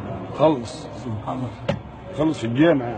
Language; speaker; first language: Arabic; native; Arabic